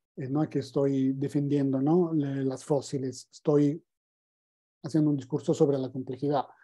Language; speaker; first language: Spanish; non-native, fluent; Italian